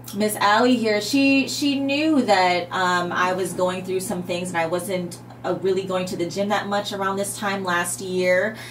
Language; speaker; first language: English; native; English